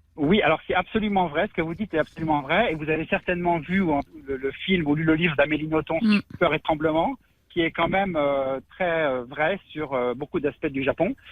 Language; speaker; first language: French; native; French